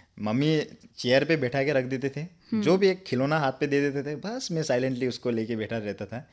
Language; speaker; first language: Hindi; non-native, local second language; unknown